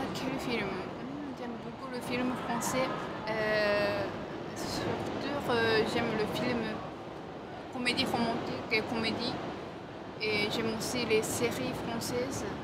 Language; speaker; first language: French; non-native, fluent; Japanese